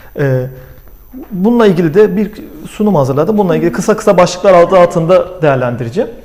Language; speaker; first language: Turkish; native; Turkish